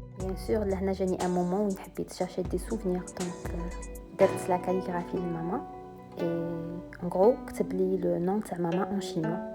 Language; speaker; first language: French; non-native, local second language; Arabic